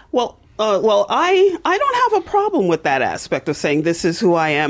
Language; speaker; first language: English; native; English